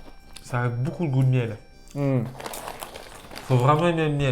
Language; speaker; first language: French; native; French